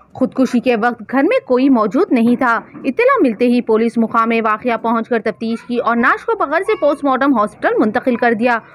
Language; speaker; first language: Hindi; non-native, local second language; Urdu